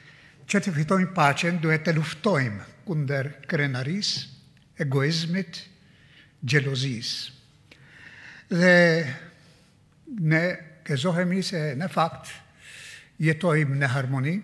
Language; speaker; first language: Albanian; non-native, fluent; Maltese